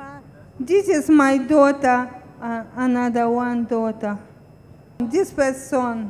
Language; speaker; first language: English; non-native, learner; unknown